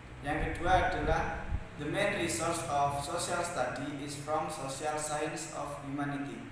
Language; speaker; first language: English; non-native, learner; Indonesian